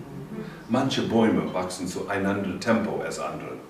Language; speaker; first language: German; non-native, learner; English